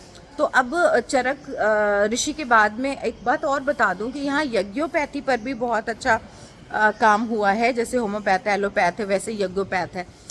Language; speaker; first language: Hindi; native; Hindi